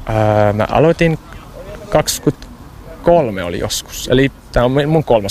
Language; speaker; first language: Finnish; early bilingual, heritage; English